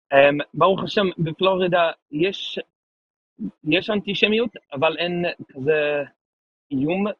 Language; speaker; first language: Hebrew; non-native, fluent; English